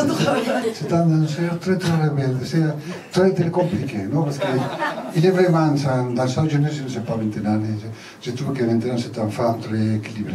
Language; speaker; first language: French; non-native, learner; Spanish